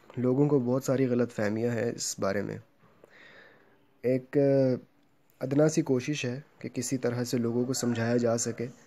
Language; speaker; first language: Urdu; native; Urdu